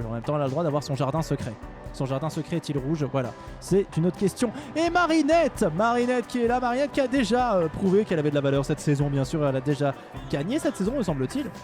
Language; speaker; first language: French; native; French